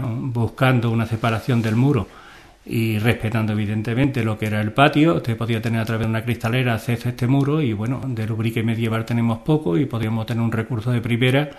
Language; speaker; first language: Spanish; native; Spanish